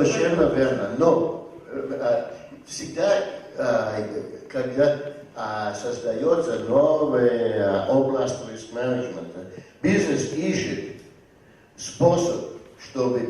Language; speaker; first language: Russian; non-native, fluent; English